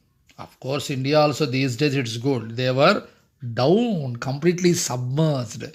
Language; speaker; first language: English; non-native, local second language; Telugu